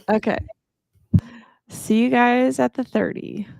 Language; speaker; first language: English; native; English